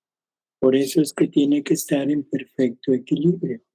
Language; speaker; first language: Spanish; native; Spanish